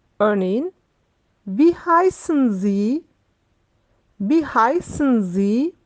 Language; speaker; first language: German; non-native, fluent; Turkish